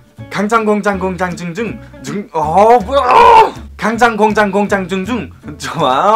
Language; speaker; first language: Korean; non-native, learner; English